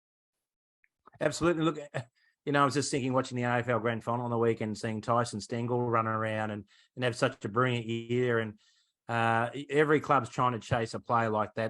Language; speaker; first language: English; native; English